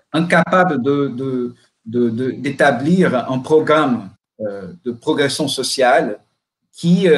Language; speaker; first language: French; non-native, fluent; Portuguese